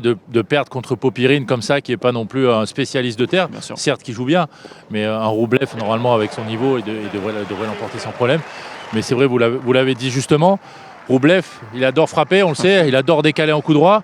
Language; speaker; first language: French; native; French